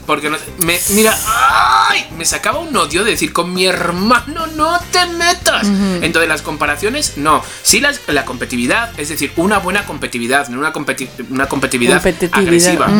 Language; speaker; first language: Spanish; native; Spanish